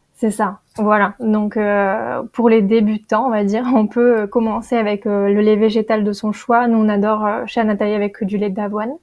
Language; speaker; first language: French; native; French